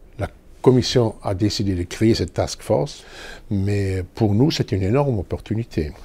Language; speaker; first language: French; non-native, local second language; German